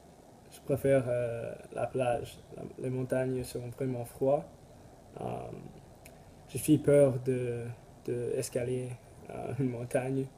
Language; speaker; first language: French; non-native, learner; English